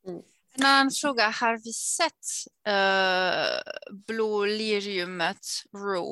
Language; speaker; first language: Swedish; non-native, fluent; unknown